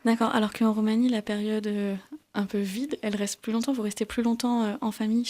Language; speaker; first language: French; native; French